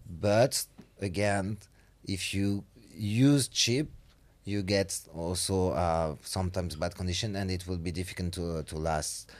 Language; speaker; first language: English; non-native, fluent; French